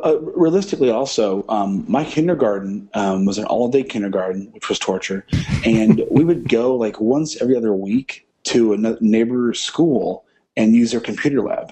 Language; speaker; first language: English; native; English